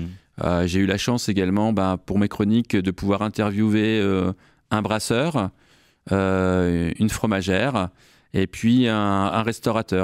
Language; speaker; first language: French; native; French